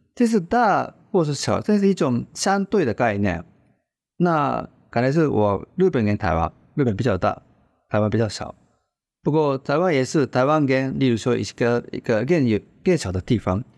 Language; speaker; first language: Chinese; non-native, fluent; Japanese